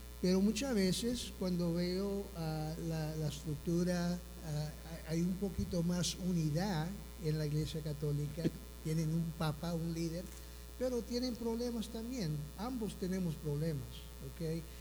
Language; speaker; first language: Spanish; early bilingual, heritage; Spanish